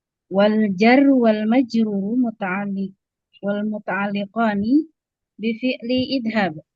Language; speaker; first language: Arabic; non-native, learner; Indonesian